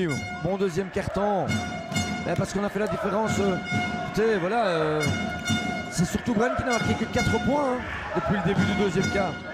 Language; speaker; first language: French; native; French